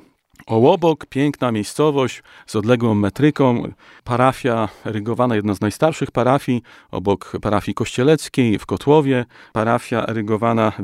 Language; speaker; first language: Polish; native; Polish